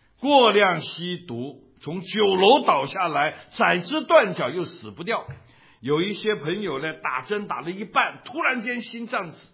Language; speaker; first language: Chinese; non-native, local second language; Cantonese